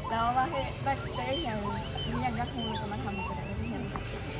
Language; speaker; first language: Chinese; non-native, fluent; Lao